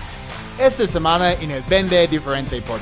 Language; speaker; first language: Spanish; non-native, fluent; English